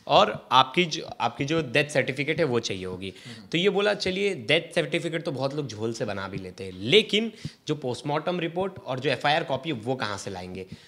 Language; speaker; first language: Hindi; native; Hindi